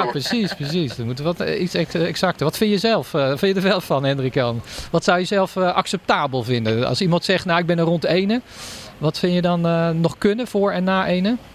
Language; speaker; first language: Dutch; native; Dutch